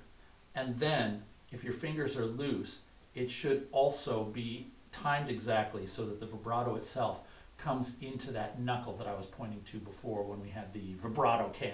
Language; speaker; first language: English; native; English